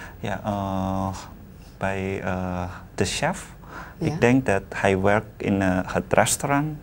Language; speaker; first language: Dutch; non-native, learner; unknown